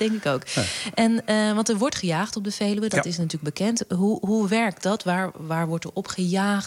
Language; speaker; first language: Dutch; native; Dutch